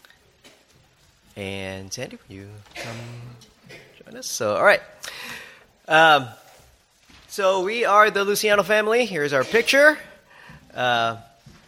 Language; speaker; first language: English; non-native, local second language; Filipino